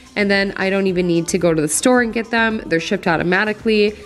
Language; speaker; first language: English; native; English